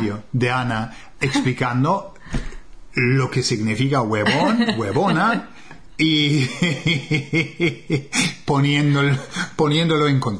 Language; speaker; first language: Spanish; non-native, fluent; English